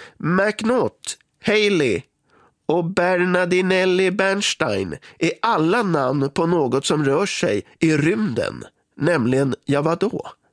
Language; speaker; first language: Swedish; native; Swedish